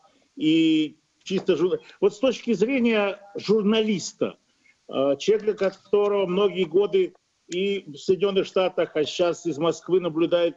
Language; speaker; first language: Russian; native; Russian